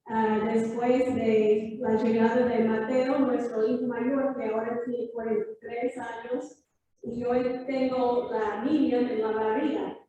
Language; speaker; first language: Spanish; non-native, fluent; English